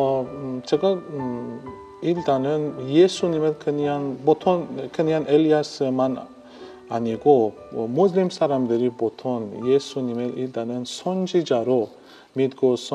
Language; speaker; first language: Korean; non-native, fluent; Persian